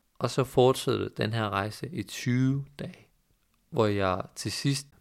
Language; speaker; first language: Danish; early bilingual, other home language; Persian